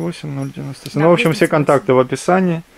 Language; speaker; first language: Russian; native; Russian